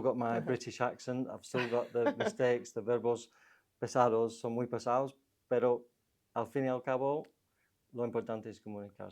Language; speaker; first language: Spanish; non-native, fluent; English